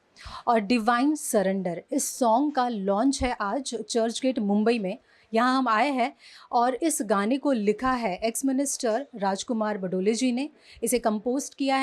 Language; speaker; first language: Hindi; native; Hindi